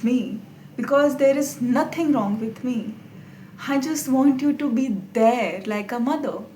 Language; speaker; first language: English; non-native, local second language; Hindi